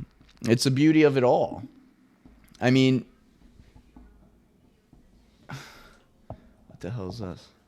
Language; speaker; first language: English; native; English